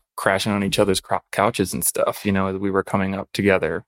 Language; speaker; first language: English; native; English